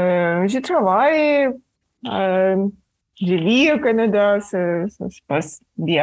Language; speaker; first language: French; non-native, fluent; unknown